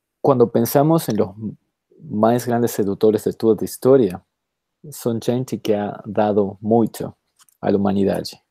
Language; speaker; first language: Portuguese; non-native, fluent; Spanish